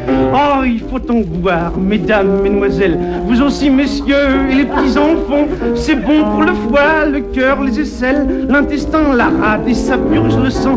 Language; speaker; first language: French; native; French